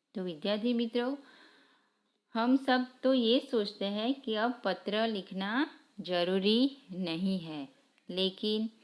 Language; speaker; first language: Hindi; non-native, local second language; Gujarati